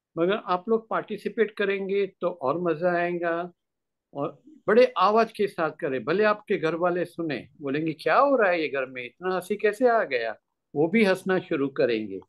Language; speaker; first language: Hindi; native; Hindi